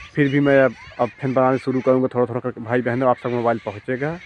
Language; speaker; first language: Hindi; native; Hindi